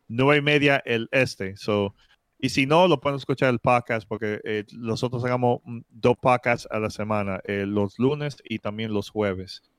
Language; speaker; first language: Spanish; early bilingual, heritage; Spanish